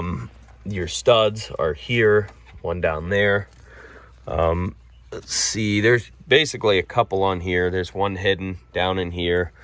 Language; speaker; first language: English; native; English